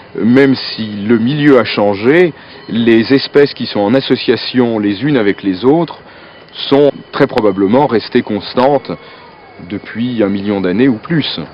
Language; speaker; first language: French; native; French